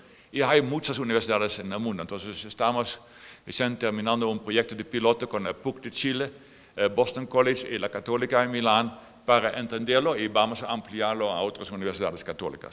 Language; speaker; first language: Spanish; non-native, fluent; Dutch